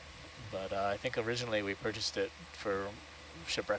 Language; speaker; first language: English; native; English